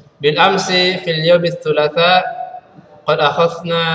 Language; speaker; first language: Arabic; non-native, fluent; Indonesian